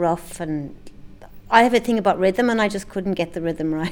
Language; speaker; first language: English; native; English